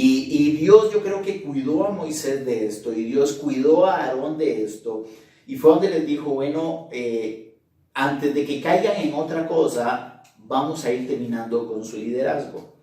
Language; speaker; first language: Spanish; native; Spanish